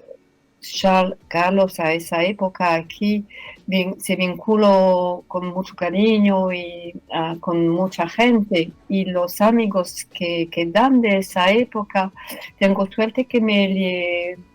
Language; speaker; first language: Spanish; non-native, fluent; French